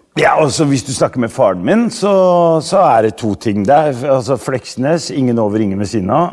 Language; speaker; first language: Norwegian; early bilingual, other home language; Arabic